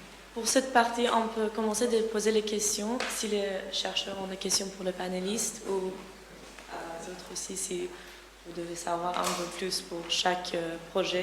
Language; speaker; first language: French; non-native, learner; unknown